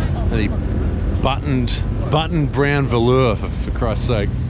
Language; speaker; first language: English; native; English